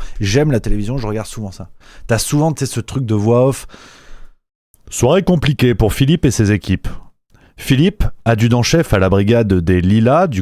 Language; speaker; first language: French; native; French